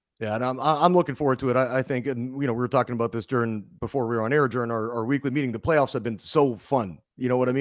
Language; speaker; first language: English; native; English